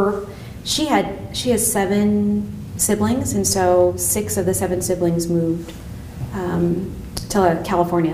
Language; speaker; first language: English; native; English